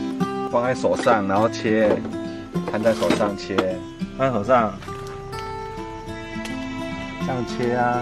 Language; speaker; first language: Chinese; native; Chinese